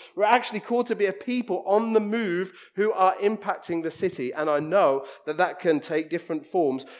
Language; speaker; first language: English; native; English